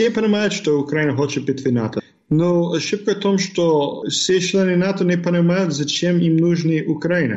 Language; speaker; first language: Russian; non-native, fluent; English